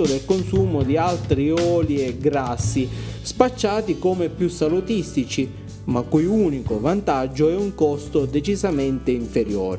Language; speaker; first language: Italian; native; Italian